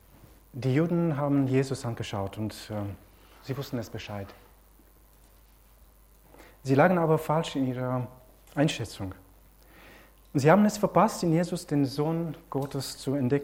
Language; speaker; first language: German; non-native, fluent; Romanian